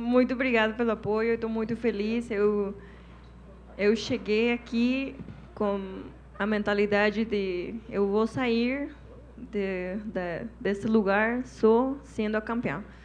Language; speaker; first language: Portuguese; non-native, fluent; Spanish